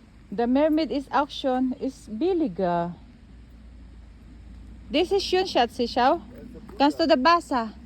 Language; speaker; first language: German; non-native, learner; Filipino